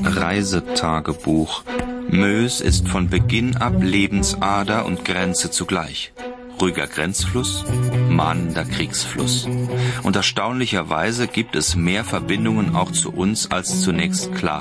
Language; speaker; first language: German; native; German